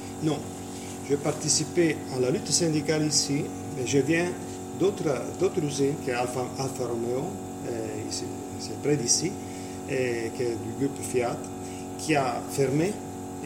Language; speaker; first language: French; non-native, fluent; Italian